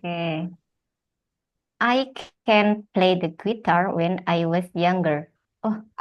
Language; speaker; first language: English; non-native, learner; Indonesian